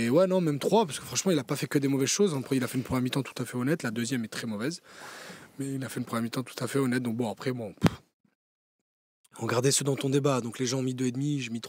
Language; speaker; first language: French; native; French